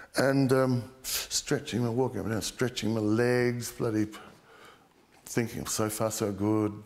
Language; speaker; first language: English; native; English